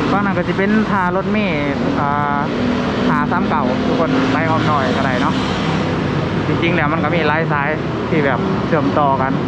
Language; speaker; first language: Thai; non-native, local second language; Northeastern Thai